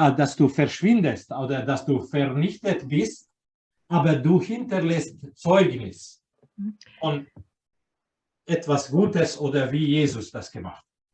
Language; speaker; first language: German; non-native, fluent; Croatian